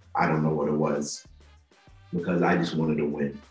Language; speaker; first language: English; non-native, local second language; Yoruba